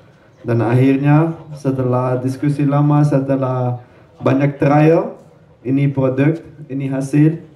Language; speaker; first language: Indonesian; non-native, learner; Dutch